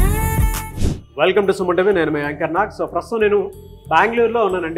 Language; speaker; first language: Telugu; native; Telugu